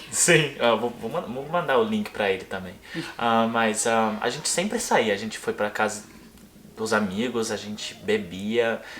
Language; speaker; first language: Portuguese; non-native, fluent; English